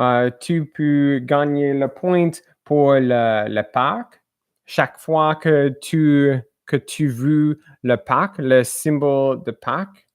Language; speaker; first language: French; non-native, learner; English